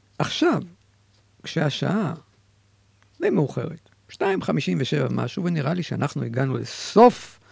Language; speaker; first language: Hebrew; native; Hebrew